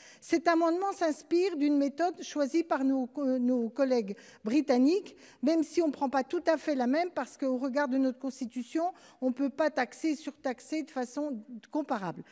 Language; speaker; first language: French; native; French